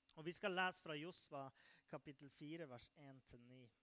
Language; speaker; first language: Norwegian; native; Norwegian